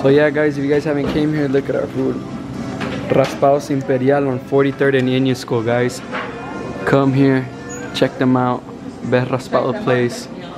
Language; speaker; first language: English; early bilingual, other home language; Spanish